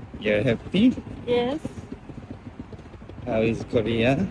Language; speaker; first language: English; non-native, fluent; Korean